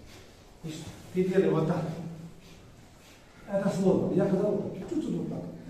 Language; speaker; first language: Russian; non-native, learner; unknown